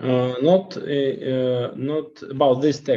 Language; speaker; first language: English; non-native, learner; Russian